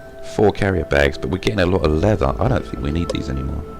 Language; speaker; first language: English; native; English